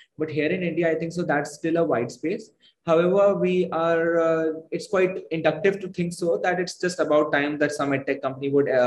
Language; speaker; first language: English; non-native, local second language; Hindi